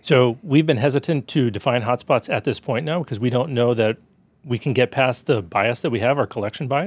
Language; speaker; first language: English; native; English